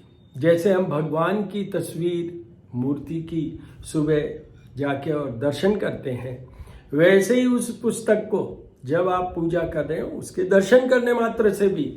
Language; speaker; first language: Hindi; native; Hindi